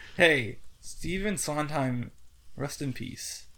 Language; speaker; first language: English; native; English